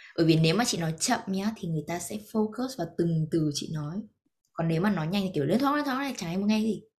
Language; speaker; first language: Vietnamese; native; Vietnamese